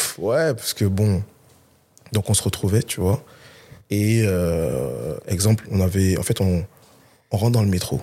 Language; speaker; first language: French; early bilingual, other home language; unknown